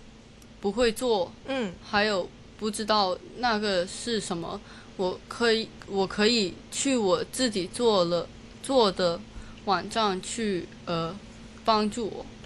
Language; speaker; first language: Chinese; non-native, local second language; Cantonese